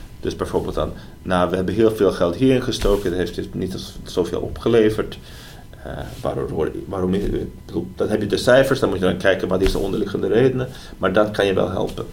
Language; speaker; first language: Dutch; non-native, fluent; Swedish